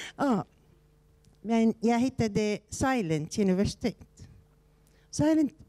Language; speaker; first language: Swedish; non-native, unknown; Arabic